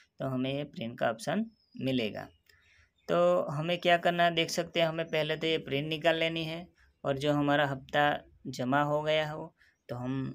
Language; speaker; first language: Hindi; non-native, local second language; Gujarati